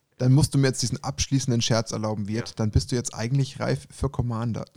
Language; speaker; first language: German; native; German